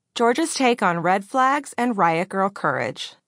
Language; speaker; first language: English; native; English